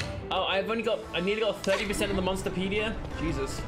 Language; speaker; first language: English; native; English